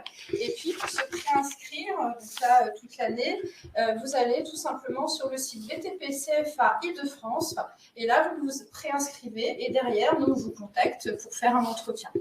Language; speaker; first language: French; native; French